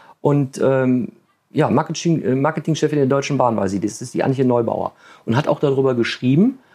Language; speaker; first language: German; native; German